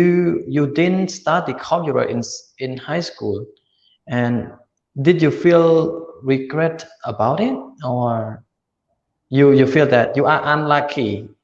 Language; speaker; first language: English; non-native, learner; Khmer